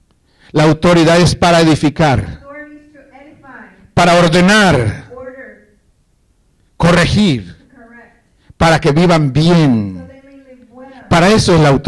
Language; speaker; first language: Spanish; native; Spanish